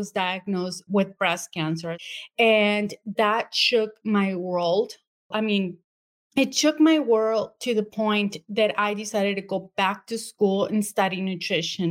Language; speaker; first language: English; non-native, fluent; Spanish